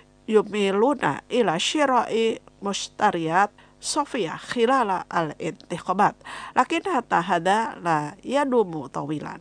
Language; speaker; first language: Arabic; non-native, fluent; Indonesian